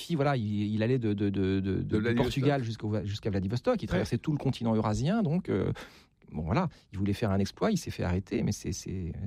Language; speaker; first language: French; native; French